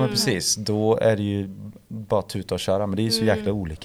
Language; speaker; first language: Swedish; native; Swedish